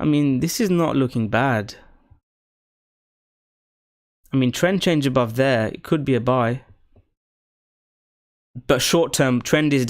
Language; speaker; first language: English; native; English